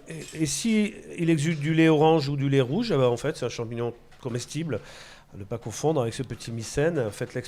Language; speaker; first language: French; native; French